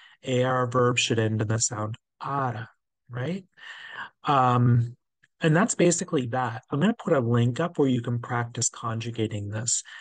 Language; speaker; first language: English; native; English